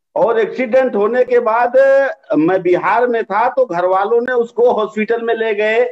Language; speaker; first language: Hindi; native; Hindi